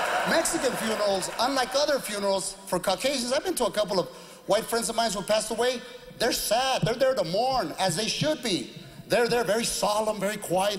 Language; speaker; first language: English; early bilingual, other home language; Spanish